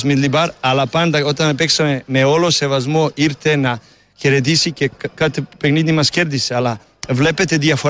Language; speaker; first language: Greek; non-native, learner; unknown